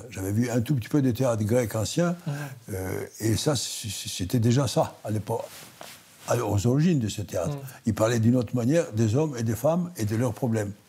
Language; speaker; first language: French; non-native, fluent; Greek